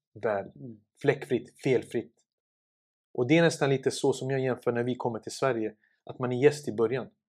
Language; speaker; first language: Swedish; early bilingual, other home language; Serbian